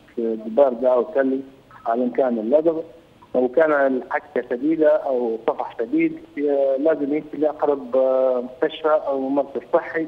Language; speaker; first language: Arabic; native; Arabic